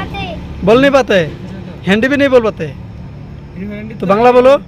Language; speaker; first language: Hindi; non-native, fluent; Bangla